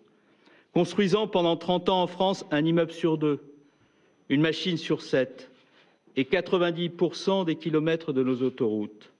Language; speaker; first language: French; native; French